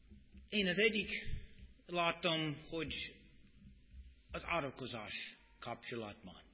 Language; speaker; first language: Hungarian; non-native, fluent; English